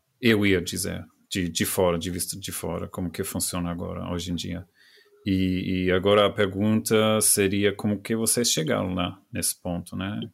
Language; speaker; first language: Portuguese; non-native, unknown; German